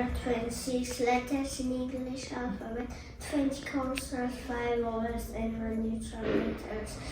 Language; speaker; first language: English; non-native, learner; Tajik